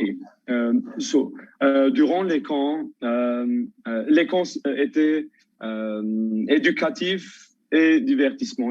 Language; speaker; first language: French; non-native, local second language; Armenian